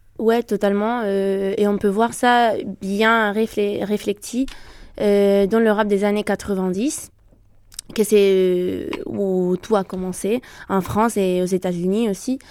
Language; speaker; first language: French; non-native, fluent; Spanish